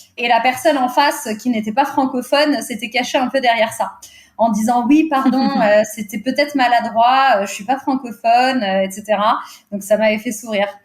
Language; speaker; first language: French; early bilingual, other home language; Portuguese